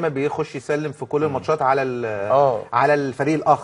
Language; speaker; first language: Arabic; native; Arabic